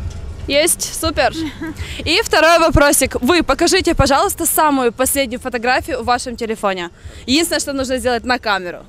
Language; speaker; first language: Russian; native; Russian